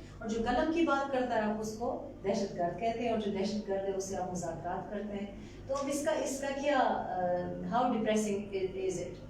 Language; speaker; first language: Urdu; non-native, local second language; Pashto